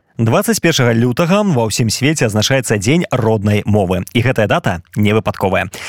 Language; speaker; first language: Belarusian; non-native, local second language; Russian